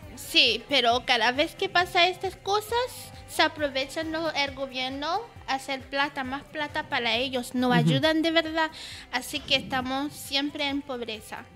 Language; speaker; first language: Spanish; non-native, learner; Haitian Creole